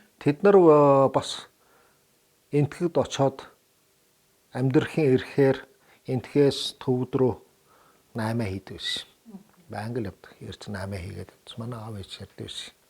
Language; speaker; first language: Mongolian; early bilingual, heritage; Mongolian